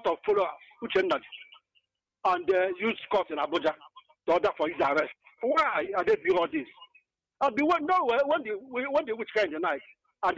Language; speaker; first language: English; non-native, local second language; Igbo